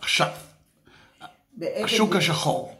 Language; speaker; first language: Hebrew; native; Hebrew